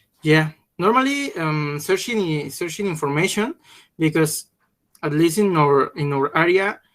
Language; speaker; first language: English; non-native, learner; Spanish